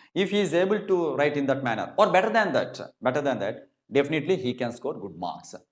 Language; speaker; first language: English; non-native, local second language; Telugu